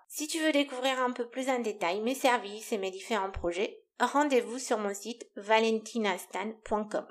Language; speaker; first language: French; non-native, fluent; Romanian